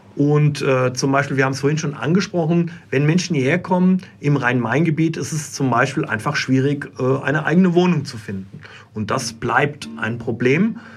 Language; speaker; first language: German; native; German